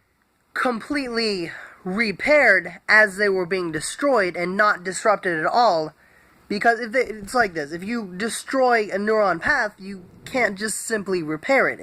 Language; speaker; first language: English; native; English